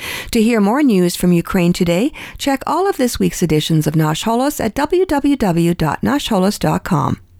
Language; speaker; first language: English; early bilingual, other home language; Ukrainian